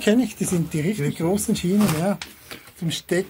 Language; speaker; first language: German; native; German